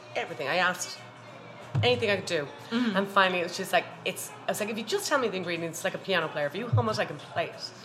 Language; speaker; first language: English; native; English